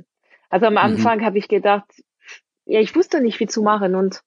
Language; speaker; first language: German; non-native, fluent; French